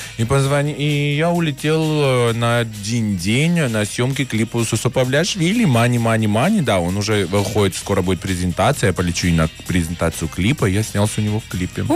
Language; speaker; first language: Russian; early bilingual, other home language; Armenian